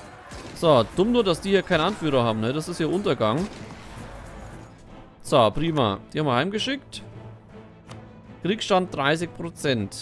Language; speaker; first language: German; native; German